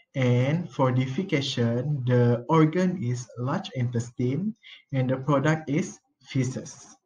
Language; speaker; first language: English; non-native, local second language; Malay